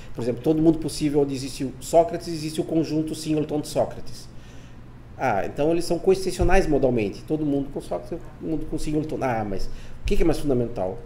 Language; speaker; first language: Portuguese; native; Portuguese